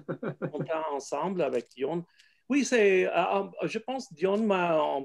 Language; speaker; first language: French; non-native, fluent; Italian